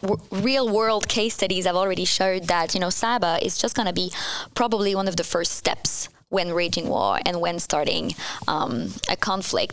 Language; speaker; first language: English; non-native, fluent; French